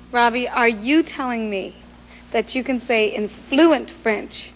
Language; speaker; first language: English; native; English